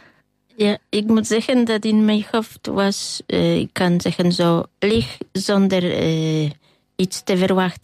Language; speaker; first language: Dutch; non-native, fluent; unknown